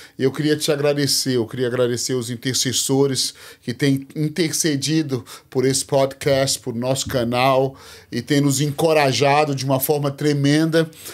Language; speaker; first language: Portuguese; native; Portuguese